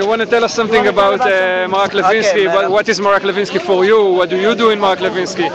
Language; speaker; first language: English; non-native, fluent; Hebrew